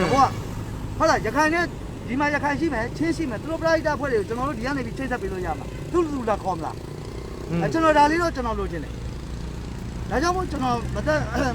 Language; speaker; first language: Burmese; non-native, local second language; Tedim Chin